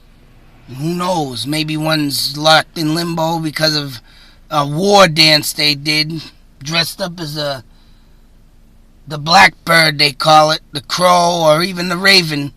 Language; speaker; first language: English; native; English